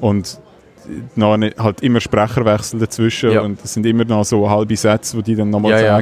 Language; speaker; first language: German; native; German